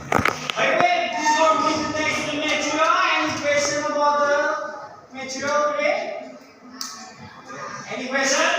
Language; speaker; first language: English; non-native, learner; Indonesian